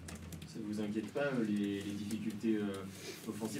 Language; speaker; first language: French; native; French